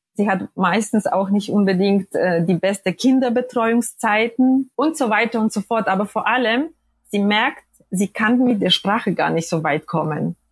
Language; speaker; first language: German; non-native, fluent; Polish